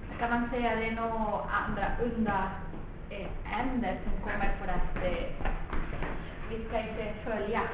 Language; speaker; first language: Swedish; non-native, fluent; Spanish